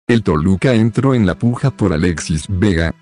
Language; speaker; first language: Spanish; native; Spanish